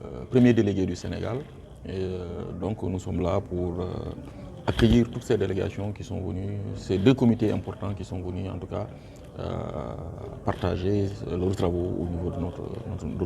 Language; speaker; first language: French; non-native, local second language; Wolof